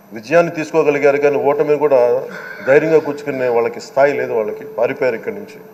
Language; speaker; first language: Telugu; native; Telugu